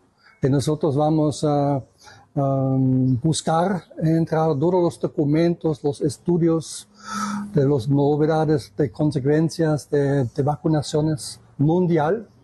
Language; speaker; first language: Spanish; non-native, learner; German